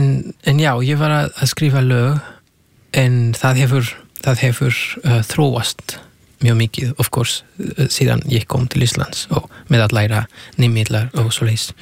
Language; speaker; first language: Icelandic; non-native, fluent; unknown